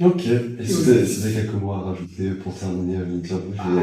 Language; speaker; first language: French; native; French